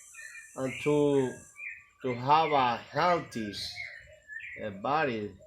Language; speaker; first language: English; non-native, learner; Spanish